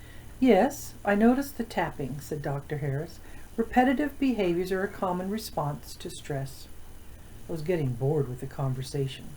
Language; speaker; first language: English; native; English